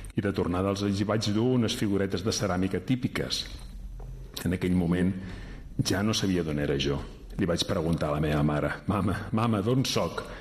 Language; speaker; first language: Catalan; early bilingual, other home language; Riffian